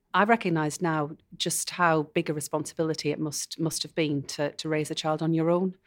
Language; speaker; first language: English; native; English